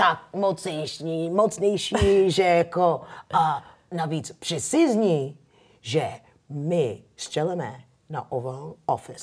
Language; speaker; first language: Czech; non-native, fluent; English